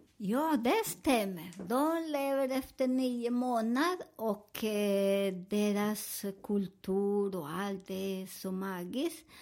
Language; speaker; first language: Swedish; non-native, learner; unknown